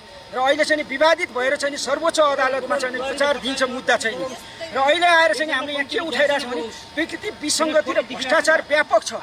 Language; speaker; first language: Nepali; native; Nepali